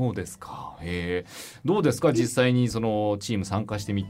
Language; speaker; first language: Japanese; native; Japanese